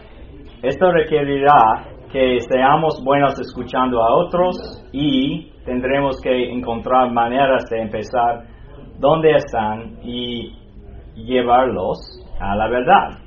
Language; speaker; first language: Spanish; non-native, fluent; English